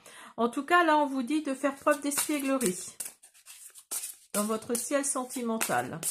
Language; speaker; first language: French; native; French